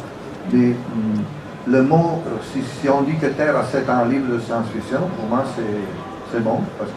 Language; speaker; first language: French; non-native, fluent; Italian